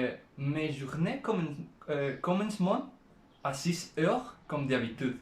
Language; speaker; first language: French; non-native, learner; Spanish